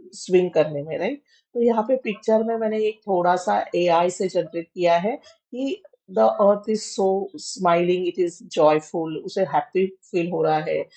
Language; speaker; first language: Hindi; non-native, local second language; Marathi